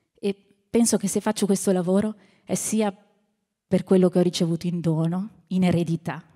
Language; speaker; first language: Italian; native; Italian